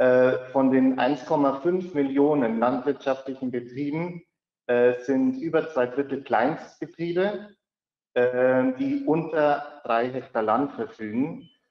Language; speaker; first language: German; native; German